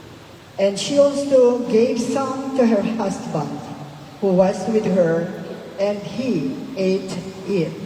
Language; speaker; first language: English; non-native, local second language; Filipino